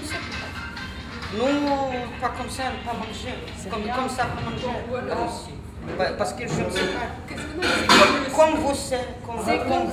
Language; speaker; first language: French; non-native, learner; Russian